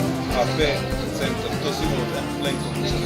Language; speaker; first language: Croatian; native; Croatian